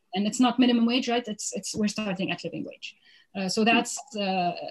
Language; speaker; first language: English; non-native, fluent; Arabic